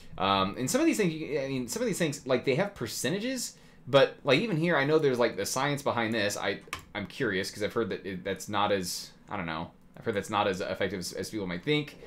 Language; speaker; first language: English; native; English